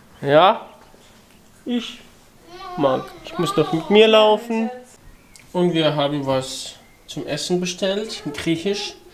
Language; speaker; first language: German; non-native, fluent; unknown